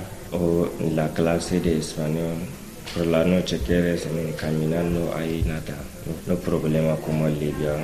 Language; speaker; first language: Spanish; non-native, learner; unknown